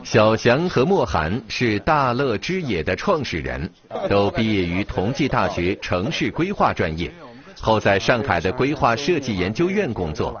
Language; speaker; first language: Chinese; native; Chinese